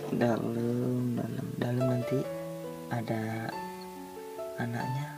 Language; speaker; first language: Indonesian; native; Indonesian